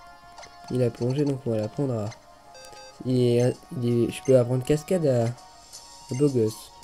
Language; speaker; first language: French; native; French